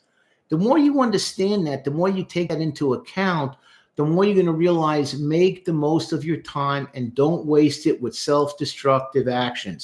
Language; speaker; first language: English; native; English